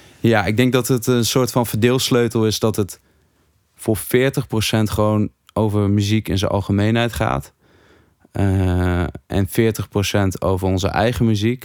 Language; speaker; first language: Dutch; native; Dutch